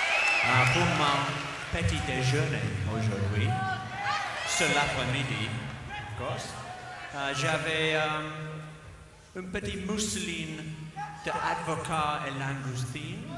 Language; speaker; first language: French; non-native, learner; English